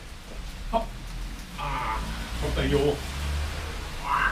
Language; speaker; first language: German; native; German